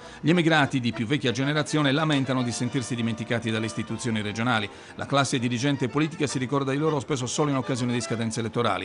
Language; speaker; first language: Italian; native; Italian